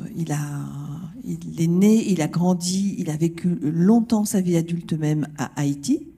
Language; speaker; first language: French; native; French